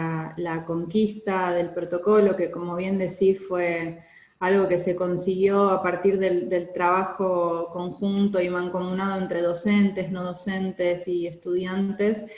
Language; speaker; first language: Spanish; native; Spanish